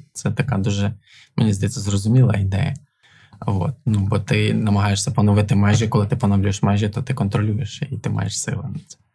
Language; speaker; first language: Ukrainian; native; Ukrainian